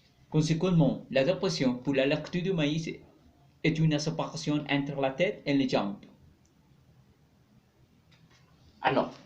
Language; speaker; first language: French; non-native, learner; Spanish